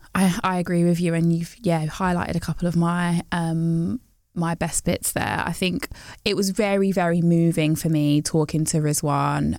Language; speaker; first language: English; native; English